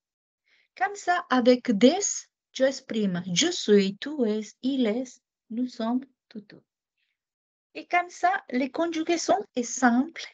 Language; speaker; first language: French; non-native, fluent; Japanese